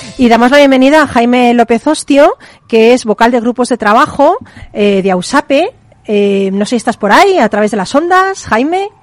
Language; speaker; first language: Spanish; native; Spanish